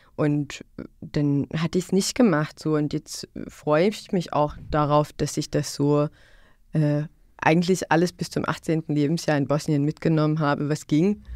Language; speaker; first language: German; non-native, fluent; Bosnian